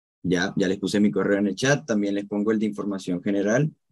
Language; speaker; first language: Spanish; native; Spanish